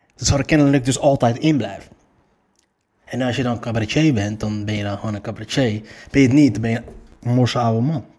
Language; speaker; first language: Dutch; native; Dutch